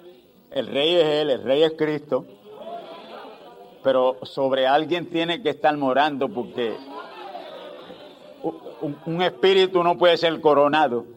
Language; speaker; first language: Spanish; native; Spanish